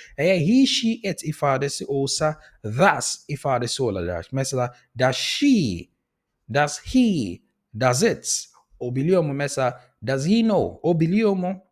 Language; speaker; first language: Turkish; non-native, fluent; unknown